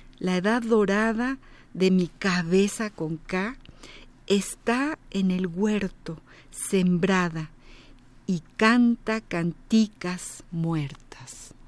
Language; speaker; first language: Spanish; native; Spanish